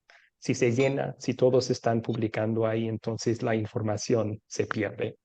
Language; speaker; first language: Spanish; non-native, fluent; English